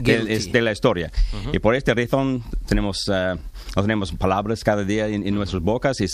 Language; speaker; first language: Spanish; non-native, learner; English